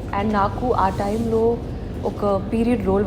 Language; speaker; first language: Telugu; non-native, learner; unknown